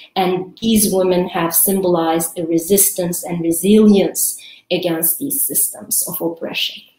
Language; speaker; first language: English; early bilingual, other home language; Kurdish